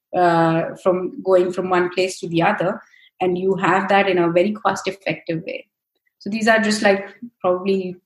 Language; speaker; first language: English; non-native, local second language; Hindi